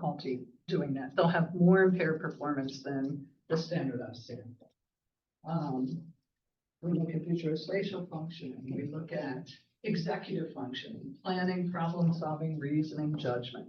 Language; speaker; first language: English; native; English